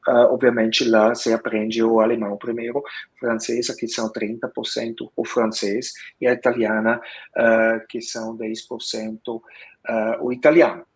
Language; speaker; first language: Portuguese; non-native, fluent; Swiss German